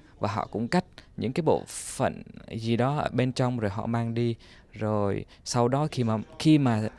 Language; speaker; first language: Vietnamese; non-native, local second language; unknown